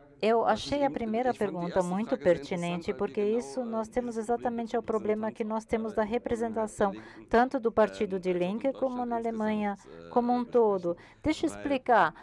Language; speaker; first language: Portuguese; non-native, learner; German